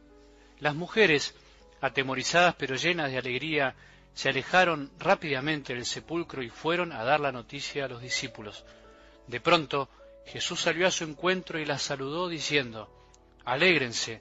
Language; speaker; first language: Spanish; native; Spanish